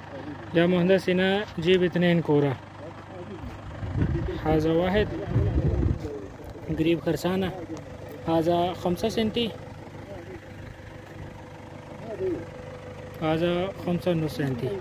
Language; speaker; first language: Arabic; non-native, learner; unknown